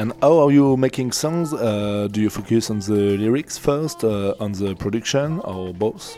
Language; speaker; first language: English; non-native, fluent; French